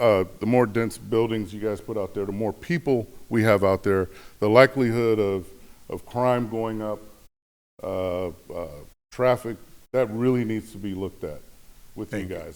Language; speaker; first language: English; native; English